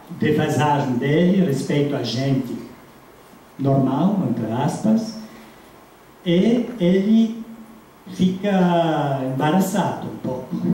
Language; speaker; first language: Portuguese; non-native, fluent; Italian